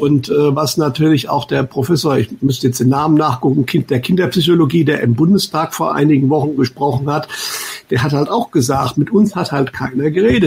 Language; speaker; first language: German; native; German